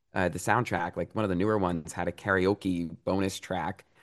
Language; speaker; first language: English; early bilingual, other home language; Italian